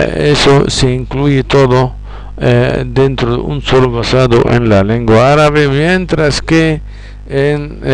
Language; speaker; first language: Spanish; non-native, fluent; Arabic